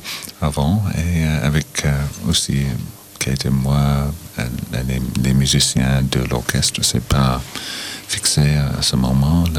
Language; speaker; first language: French; non-native, learner; English